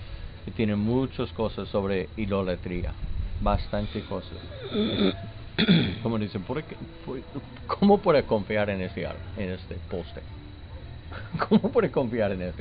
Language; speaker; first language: Spanish; non-native, learner; English